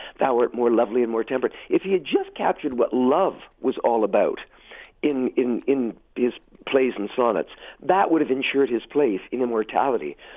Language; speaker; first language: English; native; English